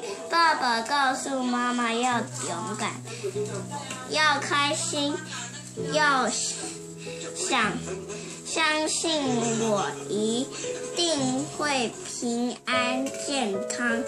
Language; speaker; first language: Chinese; early bilingual, heritage; Chinese